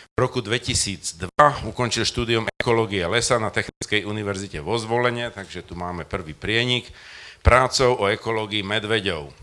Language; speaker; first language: Slovak; native; Slovak